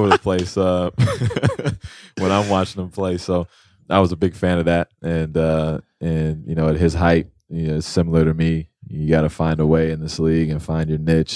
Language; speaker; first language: English; native; English